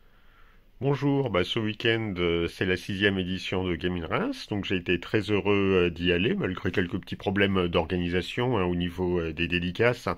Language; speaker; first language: French; native; French